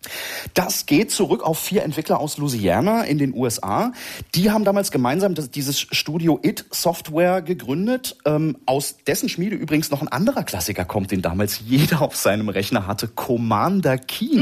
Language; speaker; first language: German; native; German